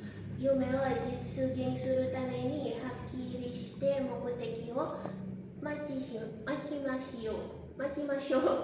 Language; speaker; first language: Japanese; non-native, learner; Indonesian